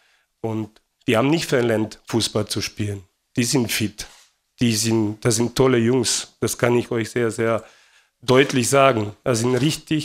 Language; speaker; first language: German; non-native, fluent; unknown